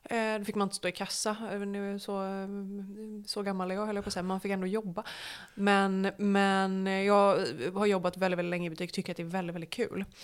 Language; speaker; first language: Swedish; native; Swedish